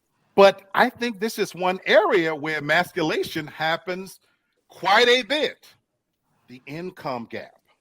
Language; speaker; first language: English; native; English